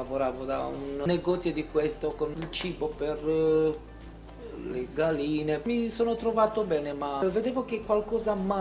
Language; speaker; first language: Italian; non-native, fluent; Romanian